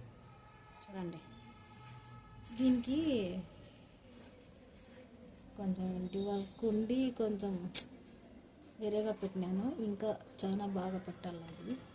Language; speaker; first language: Telugu; native; Telugu